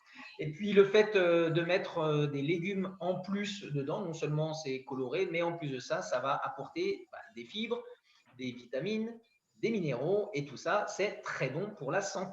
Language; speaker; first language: French; native; French